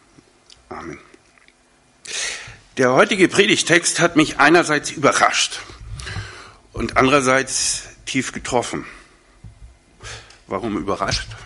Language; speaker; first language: German; native; German